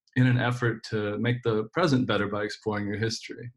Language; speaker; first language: English; native; English